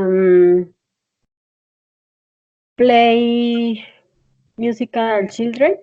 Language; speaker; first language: English; non-native, learner; Spanish